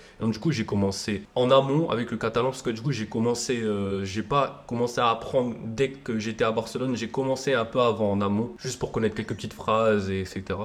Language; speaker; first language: French; native; French